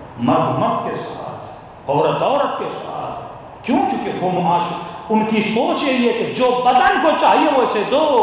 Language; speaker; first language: Urdu; early bilingual, heritage; Urdu